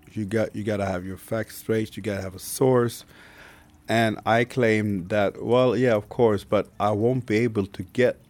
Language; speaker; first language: English; non-native, fluent; Swedish